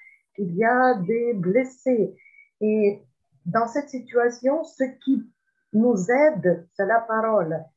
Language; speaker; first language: French; non-native, fluent; Ukrainian